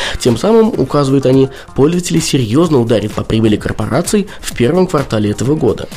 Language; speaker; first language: Russian; native; Russian